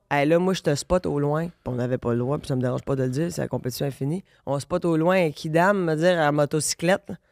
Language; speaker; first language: French; native; French